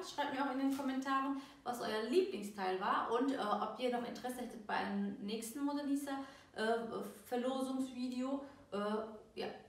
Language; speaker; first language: German; early bilingual, other home language; Turkish